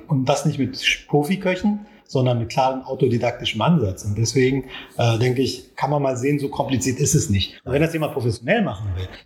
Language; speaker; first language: German; non-native, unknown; Turkish